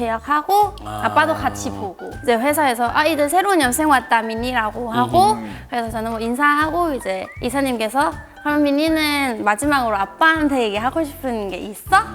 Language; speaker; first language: Korean; non-native, fluent; Thai